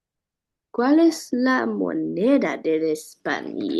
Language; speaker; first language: Spanish; non-native, learner; English